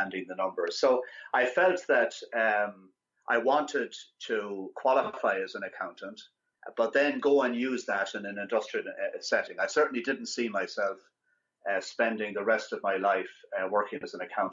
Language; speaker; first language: English; native; English